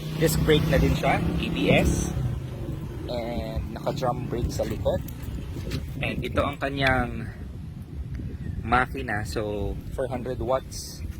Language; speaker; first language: Filipino; non-native, local second language; Bikol